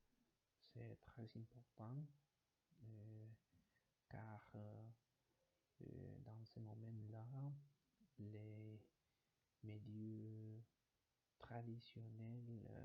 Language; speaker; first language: French; non-native, learner; Spanish